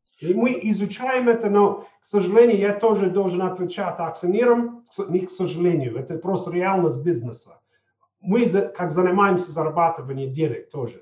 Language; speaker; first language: Russian; non-native, fluent; English